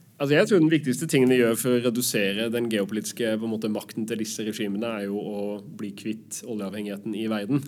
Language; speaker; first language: Norwegian; native; Norwegian